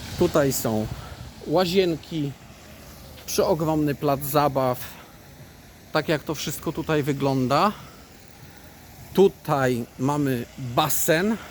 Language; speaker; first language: Polish; native; Polish